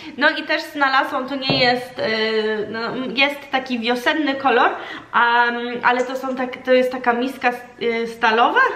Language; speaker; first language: Polish; early bilingual, heritage; Polish